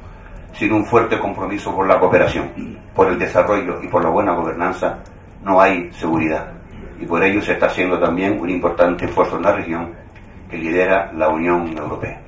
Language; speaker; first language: Spanish; native; Spanish